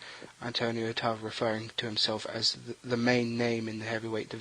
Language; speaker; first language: English; native; English